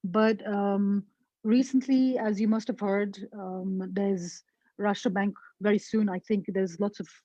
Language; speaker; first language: English; non-native, local second language; Nepali